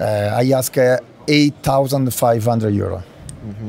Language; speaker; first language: English; non-native, learner; Italian